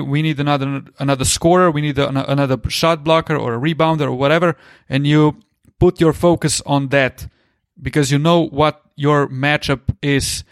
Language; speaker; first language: English; non-native, fluent; Slovenian